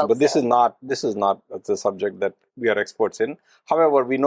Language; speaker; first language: English; non-native, local second language; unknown